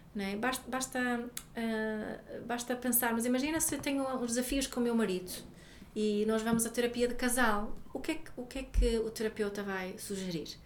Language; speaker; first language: Portuguese; non-native, fluent; Swedish